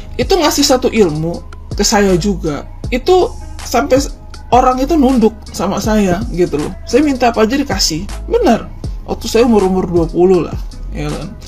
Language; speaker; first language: Indonesian; native; Indonesian